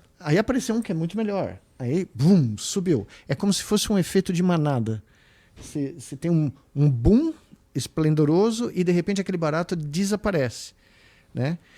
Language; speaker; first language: Portuguese; native; Portuguese